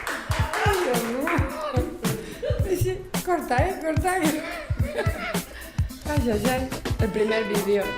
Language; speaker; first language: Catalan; non-native, local second language; Spanish